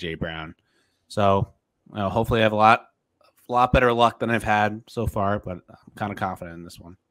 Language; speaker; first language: English; native; English